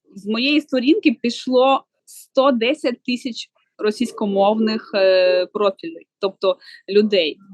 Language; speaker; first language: Ukrainian; non-native, local second language; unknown